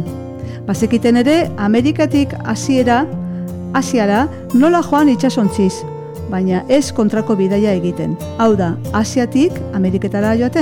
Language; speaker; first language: Basque; native; Basque